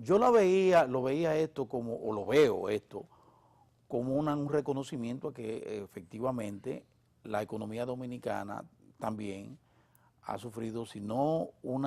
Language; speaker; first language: Spanish; native; Spanish